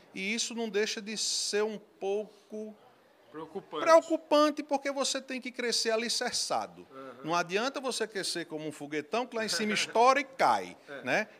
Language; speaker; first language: Portuguese; native; Portuguese